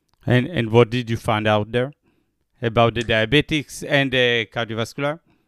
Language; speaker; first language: English; non-native, fluent; Hebrew